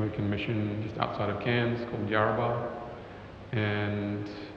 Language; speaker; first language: English; native; English